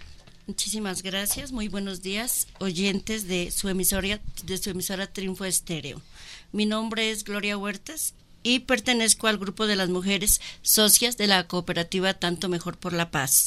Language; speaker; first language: Spanish; native; Spanish